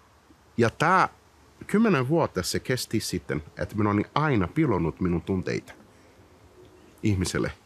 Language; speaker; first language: Finnish; non-native, fluent; Portuguese